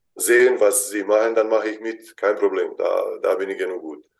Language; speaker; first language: German; non-native, fluent; Bosnian